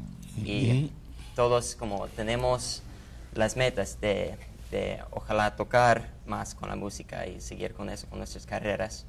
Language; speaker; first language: Spanish; non-native, fluent; English